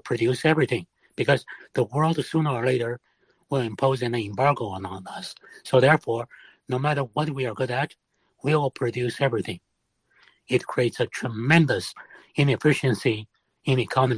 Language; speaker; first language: English; non-native, fluent; Wu Chinese